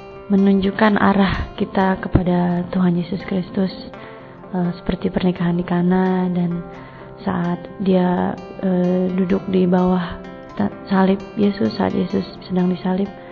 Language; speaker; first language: Indonesian; native; Indonesian